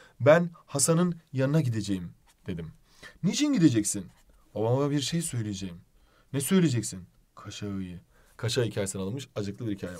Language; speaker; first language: Turkish; native; Turkish